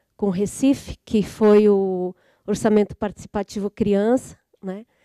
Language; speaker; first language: Portuguese; native; Portuguese